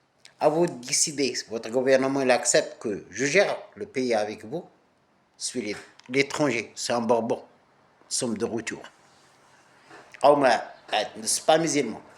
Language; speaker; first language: French; non-native, local second language; Arabic